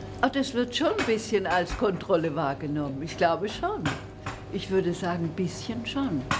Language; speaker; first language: German; native; German